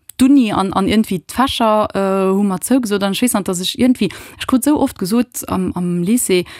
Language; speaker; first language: Luxembourgish; early bilingual, other home language; Italian